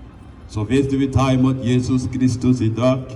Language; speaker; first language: Norwegian; non-native, fluent; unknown